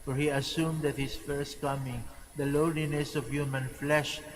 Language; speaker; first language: English; non-native, local second language; Filipino